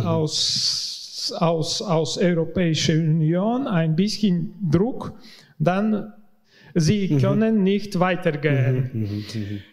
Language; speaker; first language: German; non-native, learner; Latvian